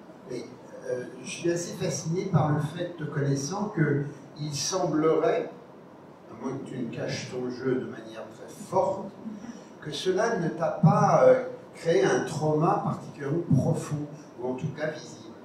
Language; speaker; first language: French; native; French